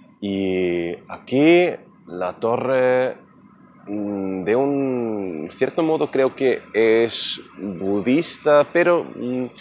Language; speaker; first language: Spanish; non-native, fluent; German